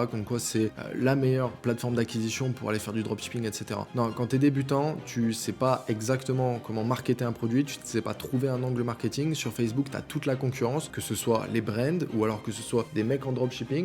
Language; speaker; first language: French; native; French